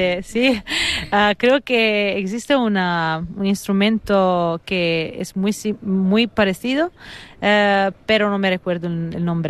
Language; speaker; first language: Spanish; non-native, fluent; Italian